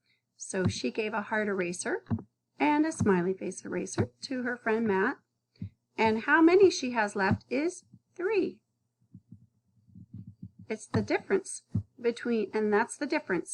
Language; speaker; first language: English; native; English